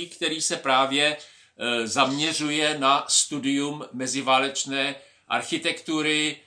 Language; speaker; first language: Czech; native; Czech